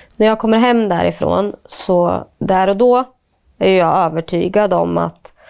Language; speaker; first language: Swedish; native; Swedish